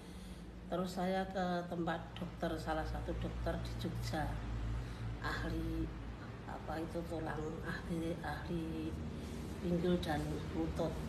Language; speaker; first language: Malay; non-native, local second language; Javanese